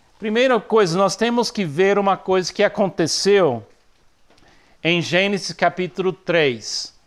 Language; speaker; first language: Portuguese; non-native, fluent; English